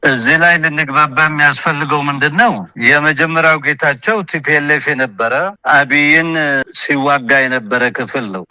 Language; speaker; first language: Amharic; non-native, local second language; Oromo